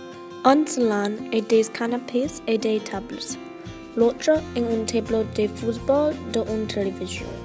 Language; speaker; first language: French; non-native, learner; English